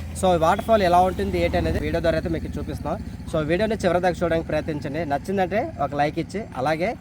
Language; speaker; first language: Telugu; non-native, local second language; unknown